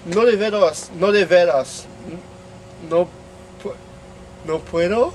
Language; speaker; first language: Spanish; non-native, learner; English